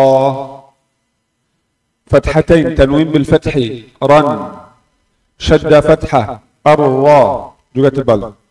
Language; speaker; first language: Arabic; non-native, fluent; Indonesian